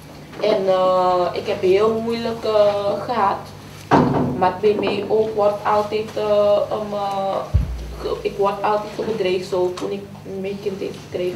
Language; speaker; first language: Dutch; non-native, fluent; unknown